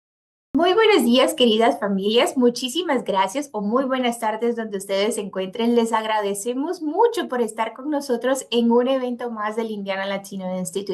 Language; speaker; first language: Spanish; native; Spanish